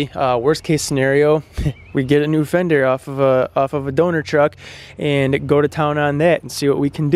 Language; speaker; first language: English; native; English